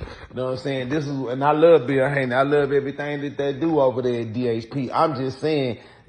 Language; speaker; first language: English; native; English